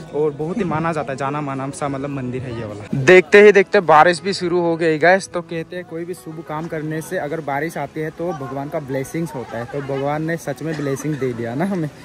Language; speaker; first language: Hindi; non-native, local second language; Chakma